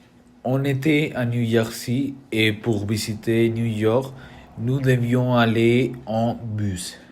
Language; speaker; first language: French; non-native, learner; Spanish